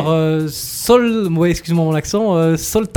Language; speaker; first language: French; native; French